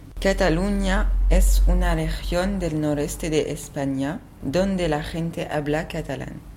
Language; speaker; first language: Spanish; non-native, learner; French